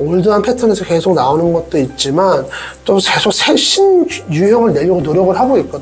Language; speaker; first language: Korean; native; Korean